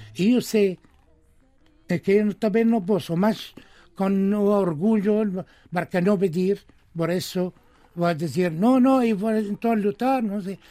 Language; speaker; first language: Portuguese; non-native, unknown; Arabic